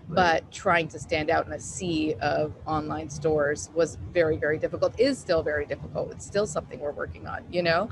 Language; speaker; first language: English; native; English